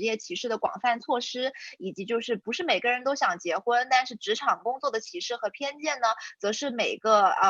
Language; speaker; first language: Chinese; native; Chinese